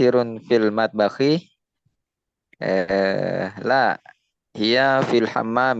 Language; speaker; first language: Arabic; non-native, learner; Indonesian